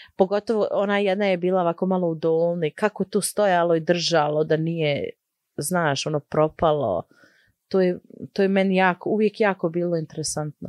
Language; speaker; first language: Croatian; early bilingual, heritage; Bosnian